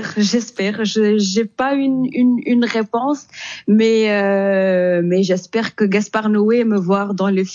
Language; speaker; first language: French; non-native, local second language; Arabic